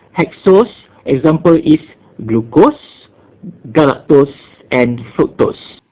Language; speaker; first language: English; non-native, local second language; Malay